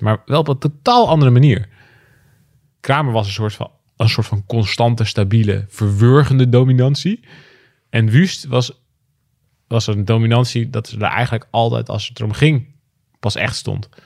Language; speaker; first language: Dutch; native; Dutch